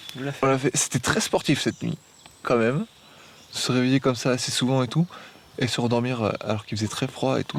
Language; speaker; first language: French; native; French